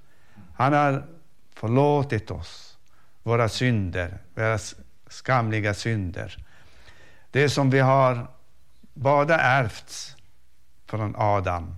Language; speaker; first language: Swedish; non-native, fluent; Arabic